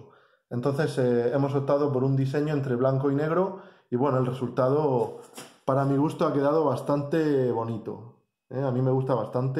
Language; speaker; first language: Spanish; native; Spanish